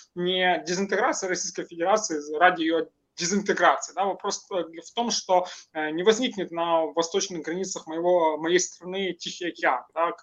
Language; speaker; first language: Russian; non-native, local second language; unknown